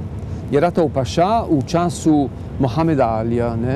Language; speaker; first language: Slovenian; early bilingual, heritage; Slovenian